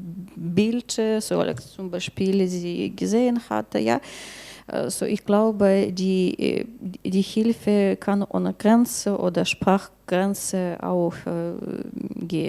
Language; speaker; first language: German; non-native, learner; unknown